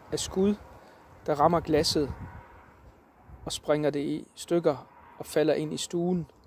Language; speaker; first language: Danish; early bilingual, other home language; Arabic